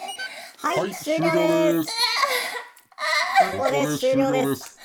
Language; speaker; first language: Japanese; native; Japanese